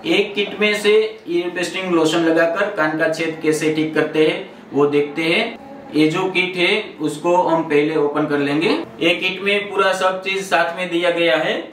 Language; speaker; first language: Hindi; non-native, local second language; Gujarati